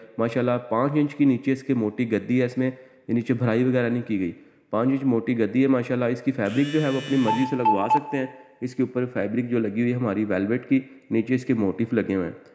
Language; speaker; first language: Urdu; non-native, local second language; Punjabi